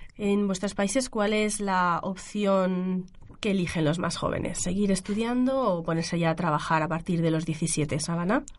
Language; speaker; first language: Spanish; native; Spanish